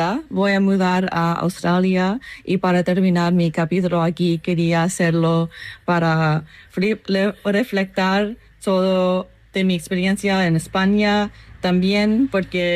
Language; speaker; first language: Spanish; non-native, learner; English